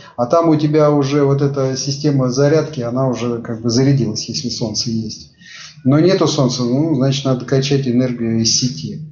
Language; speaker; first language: Russian; native; Russian